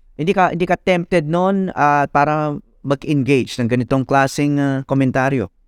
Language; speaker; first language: Filipino; native; Filipino